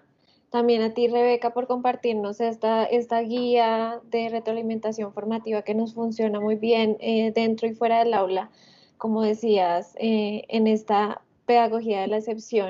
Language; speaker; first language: Spanish; native; Spanish